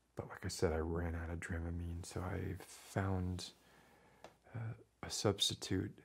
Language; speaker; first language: English; native; English